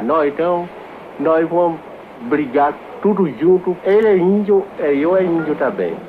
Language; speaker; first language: Portuguese; non-native, local second language; Kayapó